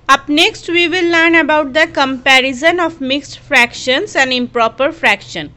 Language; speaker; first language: English; non-native, local second language; Bangla